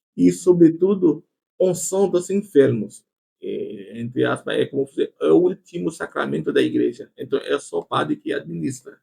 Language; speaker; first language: Portuguese; non-native, fluent; Haitian Creole